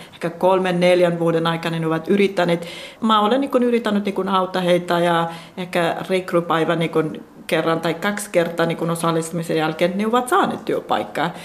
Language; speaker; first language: Finnish; non-native, fluent; Persian